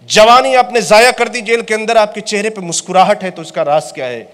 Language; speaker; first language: Hindi; native; Hindi